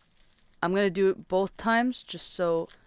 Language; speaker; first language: English; native; English